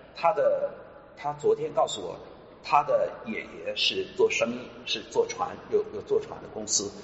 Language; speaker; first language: Chinese; non-native, fluent; English